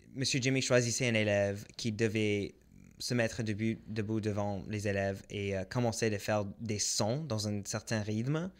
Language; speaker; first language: French; non-native, local second language; English